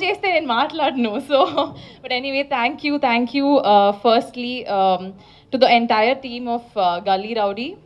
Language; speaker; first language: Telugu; non-native, learner; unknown